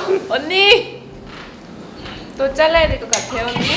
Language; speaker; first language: Korean; non-native, fluent; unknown